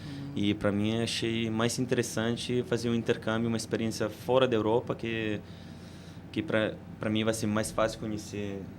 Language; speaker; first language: Portuguese; non-native, fluent; Italian